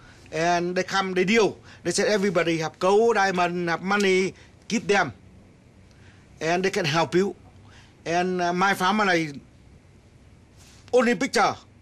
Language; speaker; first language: English; non-native, learner; Vietnamese